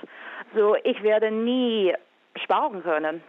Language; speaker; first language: German; non-native, fluent; English